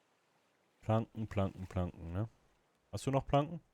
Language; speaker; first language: German; native; German